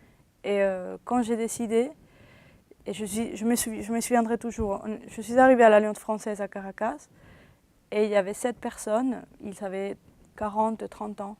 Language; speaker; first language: French; non-native, fluent; Spanish